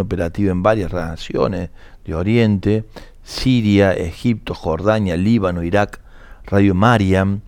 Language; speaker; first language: Spanish; native; Spanish